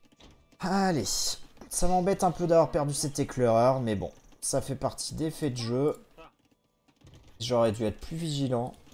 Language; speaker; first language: French; native; French